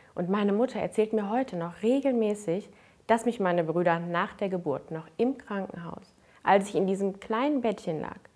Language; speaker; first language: German; native; German